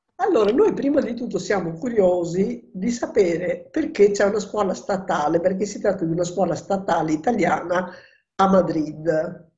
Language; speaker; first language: Italian; native; Italian